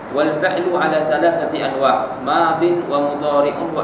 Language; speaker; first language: Arabic; non-native, fluent; Malay